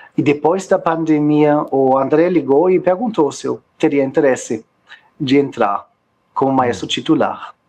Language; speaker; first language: Portuguese; non-native, fluent; German